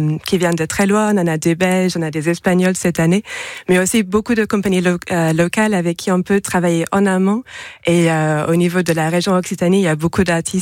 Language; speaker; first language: French; non-native, fluent; English